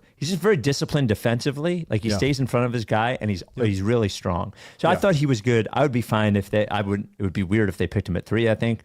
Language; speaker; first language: English; native; English